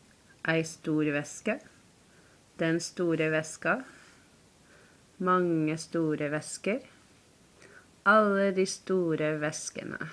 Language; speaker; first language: Norwegian; non-native, learner; English